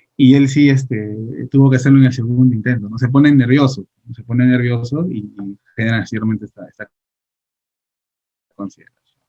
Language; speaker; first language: Spanish; native; Spanish